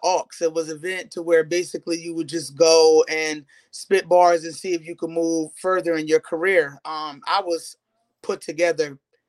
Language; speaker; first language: English; native; English